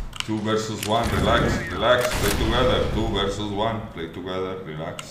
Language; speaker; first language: English; non-native, learner; Spanish